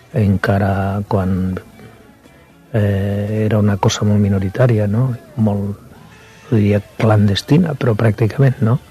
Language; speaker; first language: Catalan; non-native, local second language; Spanish